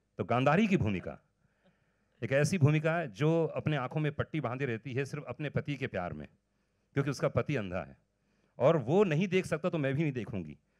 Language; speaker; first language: Hindi; native; Hindi